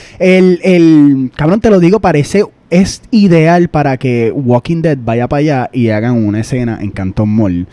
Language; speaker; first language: Spanish; native; Spanish